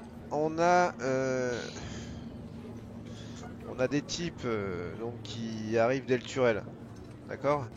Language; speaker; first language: French; native; French